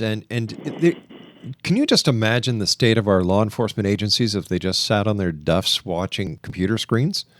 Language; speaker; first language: English; native; English